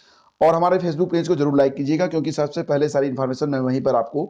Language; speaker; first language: Hindi; native; Hindi